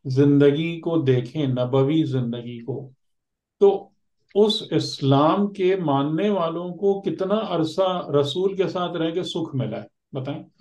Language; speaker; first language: Urdu; native; Urdu